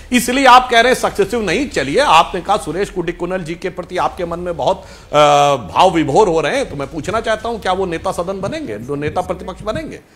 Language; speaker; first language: Hindi; native; Hindi